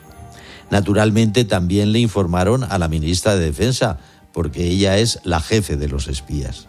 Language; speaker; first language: Spanish; native; Spanish